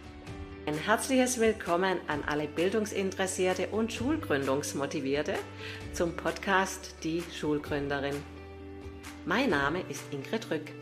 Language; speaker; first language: German; native; German